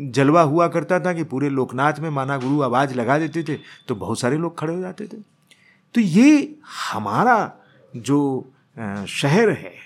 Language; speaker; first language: Hindi; native; Hindi